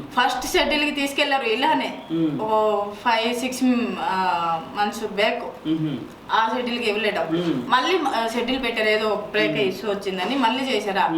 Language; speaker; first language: Telugu; non-native, local second language; Odia